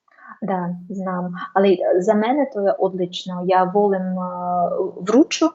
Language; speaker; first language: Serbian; non-native, learner; Russian